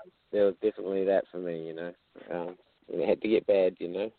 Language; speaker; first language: English; native; English